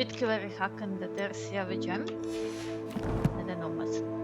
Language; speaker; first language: Turkish; non-native, learner; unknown